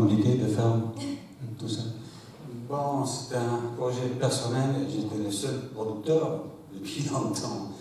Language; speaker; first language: French; non-native, fluent; English